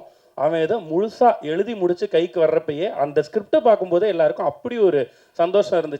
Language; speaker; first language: Tamil; native; Tamil